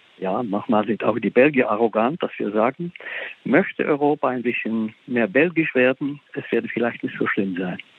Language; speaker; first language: German; non-native, fluent; Dutch